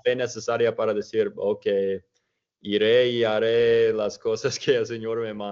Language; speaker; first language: Spanish; non-native, fluent; English